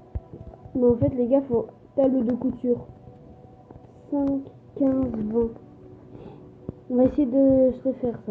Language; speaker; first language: French; native; French